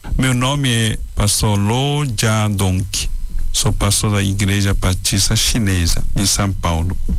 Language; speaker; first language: Portuguese; non-native, fluent; Chinese